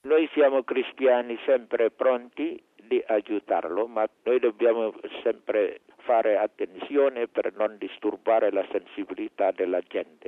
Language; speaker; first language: Italian; non-native, fluent; Indonesian